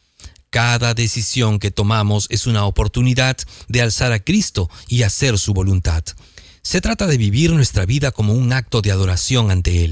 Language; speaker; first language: Spanish; native; Spanish